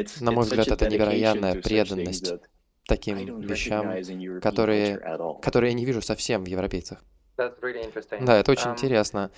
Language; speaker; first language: Russian; non-native, fluent; English